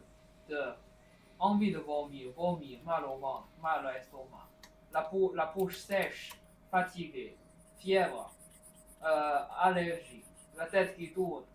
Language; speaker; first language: French; non-native, learner; Chinese